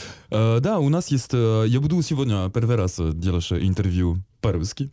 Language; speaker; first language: Russian; non-native, learner; French